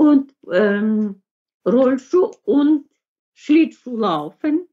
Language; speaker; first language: German; non-native, fluent; Russian